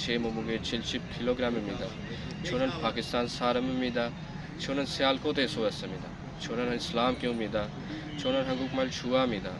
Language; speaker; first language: Korean; non-native, learner; Punjabi